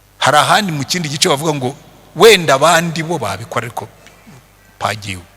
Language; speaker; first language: Kinyarwanda; native; Kinyarwanda